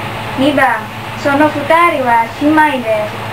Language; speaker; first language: Japanese; non-native, learner; Indonesian